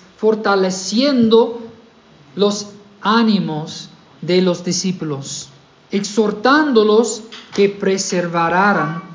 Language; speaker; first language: Spanish; non-native, fluent; English